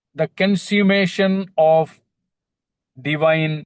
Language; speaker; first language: English; non-native, local second language; Malayalam